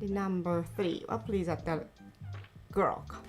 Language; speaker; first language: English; non-native, learner; Japanese